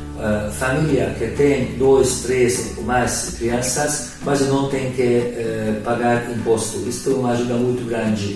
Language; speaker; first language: Portuguese; non-native, learner; Hungarian